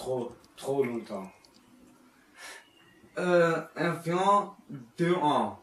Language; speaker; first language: French; non-native, learner; Dutch